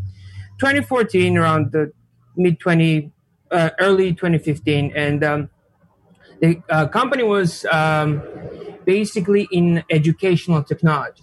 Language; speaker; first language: English; non-native, fluent; Georgian